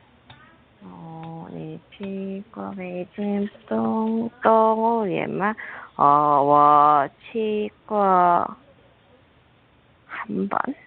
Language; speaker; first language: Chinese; non-native, learner; Korean